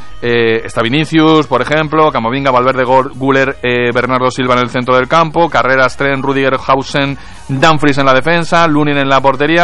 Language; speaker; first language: Spanish; native; Spanish